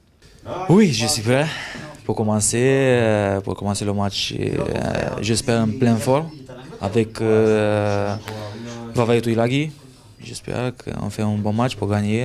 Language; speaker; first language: French; non-native, learner; Romanian